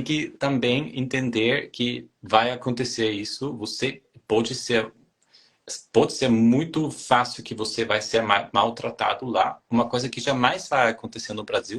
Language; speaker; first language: Portuguese; non-native, fluent; German